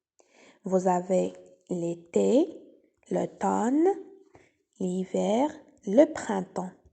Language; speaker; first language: French; non-native, local second language; Arabic